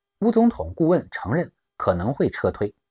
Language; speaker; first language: Chinese; native; Chinese